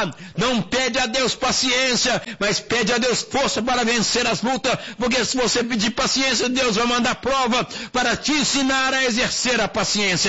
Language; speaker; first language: Portuguese; native; Portuguese